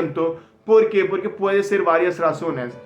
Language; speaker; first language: Spanish; non-native, learner; Hindi